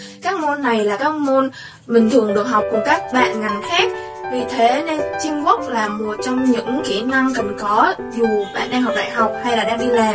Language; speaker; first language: Vietnamese; native; Vietnamese